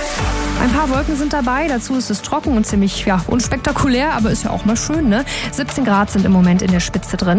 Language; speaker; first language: German; native; German